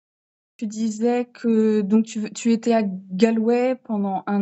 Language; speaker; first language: French; native; French